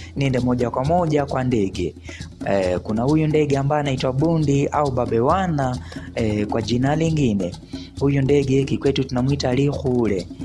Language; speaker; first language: Swahili; non-native, local second language; Luyia